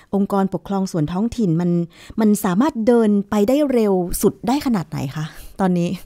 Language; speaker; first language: Thai; native; Thai